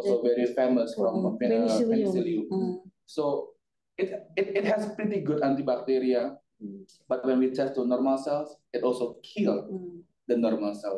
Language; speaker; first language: English; non-native, fluent; Indonesian